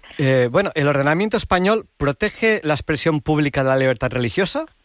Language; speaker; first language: Spanish; native; Spanish